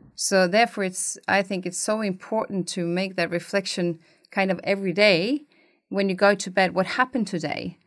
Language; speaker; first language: English; non-native, fluent; Swedish